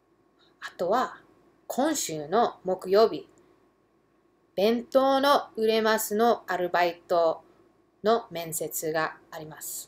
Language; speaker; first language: Japanese; early bilingual, heritage; English